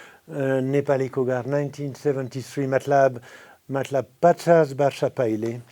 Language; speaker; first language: Nepali; non-native, fluent; French